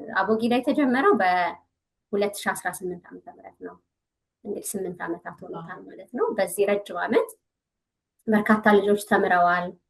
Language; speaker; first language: Amharic; native; Amharic